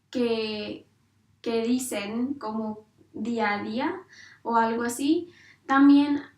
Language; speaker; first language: Spanish; non-native, learner; English